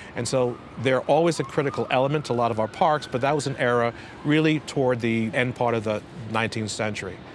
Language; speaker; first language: English; native; English